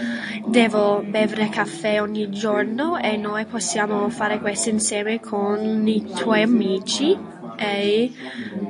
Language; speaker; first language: Italian; non-native, learner; English